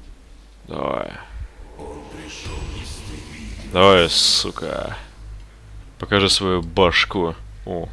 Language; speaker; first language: Russian; native; Russian